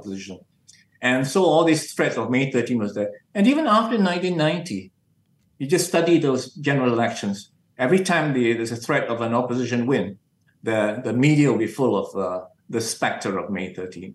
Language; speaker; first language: English; non-native, local second language; Min Nan Chinese